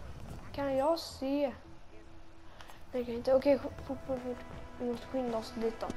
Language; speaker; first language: Swedish; native; Swedish